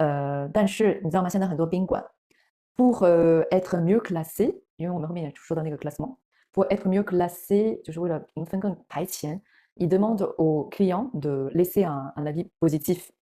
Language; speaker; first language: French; non-native, fluent; Chinese